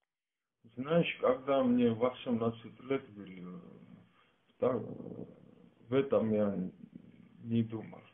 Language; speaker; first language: Russian; non-native, fluent; Georgian